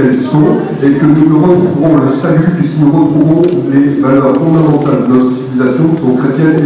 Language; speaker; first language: French; native; French